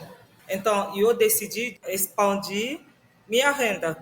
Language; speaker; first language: Portuguese; non-native, fluent; French